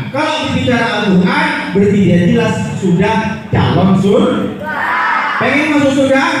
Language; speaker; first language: Indonesian; non-native, local second language; Madurese